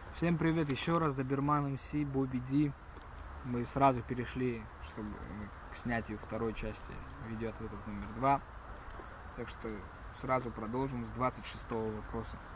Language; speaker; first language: Russian; early bilingual, heritage; Russian